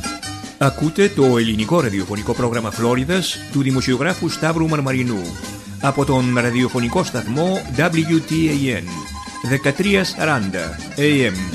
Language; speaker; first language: Greek; native; Greek